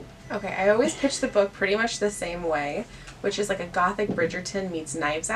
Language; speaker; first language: English; native; English